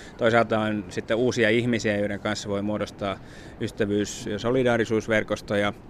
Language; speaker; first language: Finnish; native; Finnish